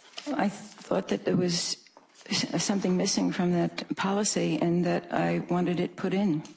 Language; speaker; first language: English; native; English